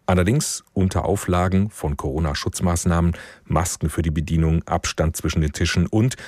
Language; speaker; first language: German; native; German